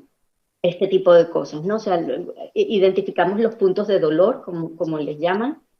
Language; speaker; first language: Spanish; native; Spanish